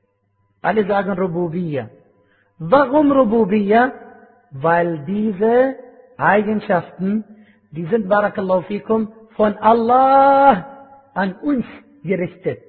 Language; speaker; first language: German; non-native, fluent; Arabic